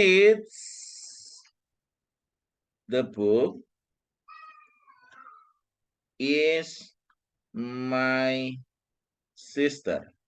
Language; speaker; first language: English; non-native, fluent; Indonesian